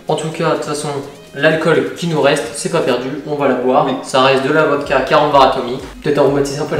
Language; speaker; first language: French; native; French